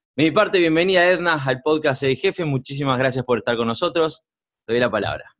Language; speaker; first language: Spanish; native; Spanish